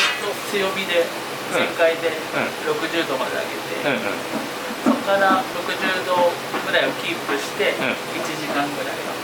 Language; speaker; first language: Japanese; native; Japanese